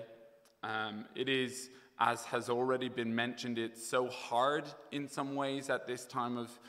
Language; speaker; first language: English; native; English